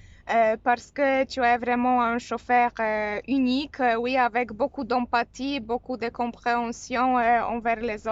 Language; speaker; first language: French; non-native, fluent; Polish